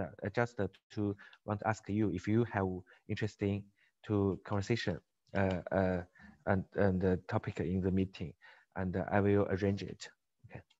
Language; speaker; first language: English; non-native, learner; Chinese